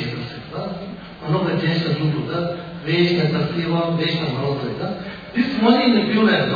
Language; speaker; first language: Russian; non-native, learner; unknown